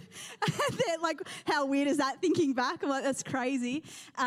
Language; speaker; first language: English; native; English